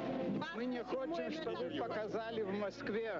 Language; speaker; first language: Russian; non-native, learner; Latvian